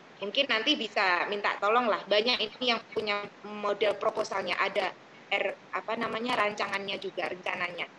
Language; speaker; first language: Indonesian; non-native, local second language; Javanese